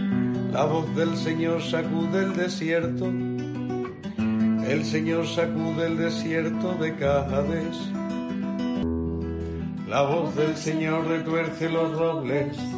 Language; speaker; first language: Spanish; native; Spanish